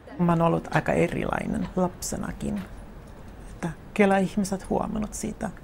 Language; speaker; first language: Finnish; non-native, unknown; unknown